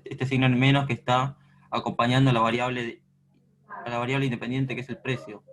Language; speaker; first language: Spanish; native; Spanish